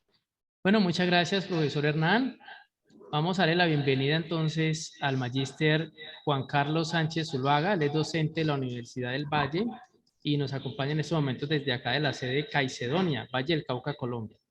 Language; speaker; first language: Spanish; native; Spanish